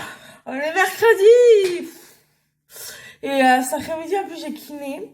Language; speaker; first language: French; native; French